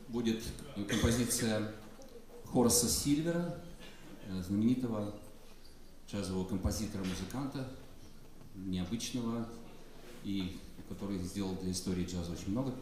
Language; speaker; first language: Russian; native; Russian